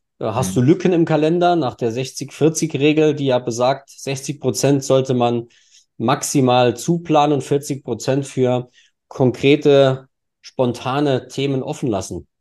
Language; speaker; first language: German; native; German